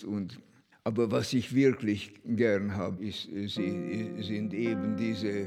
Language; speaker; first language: German; non-native, fluent; Hungarian